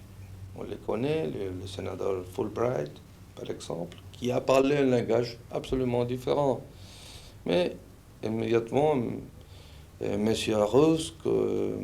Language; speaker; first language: French; non-native, fluent; Spanish